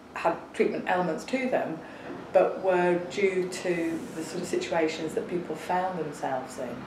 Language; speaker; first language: English; native; English